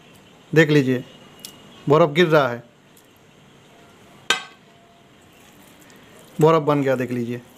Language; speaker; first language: Hindi; non-native, local second language; Bangla